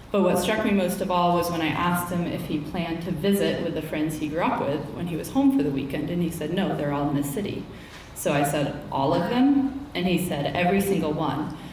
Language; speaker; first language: English; native; English